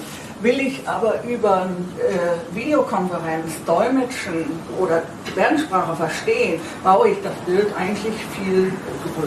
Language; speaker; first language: German; native; German